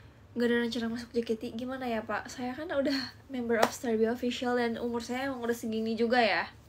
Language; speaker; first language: Indonesian; native; Indonesian